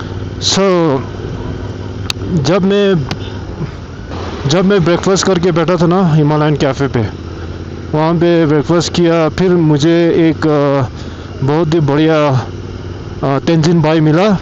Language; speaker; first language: Hindi; non-native, local second language; Tibetan